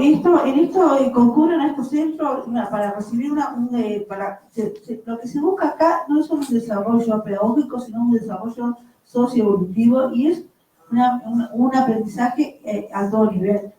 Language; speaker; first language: Spanish; native; Spanish